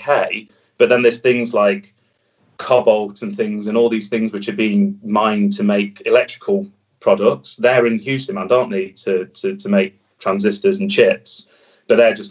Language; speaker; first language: English; native; English